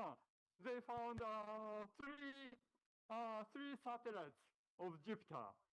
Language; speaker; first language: English; non-native, learner; Japanese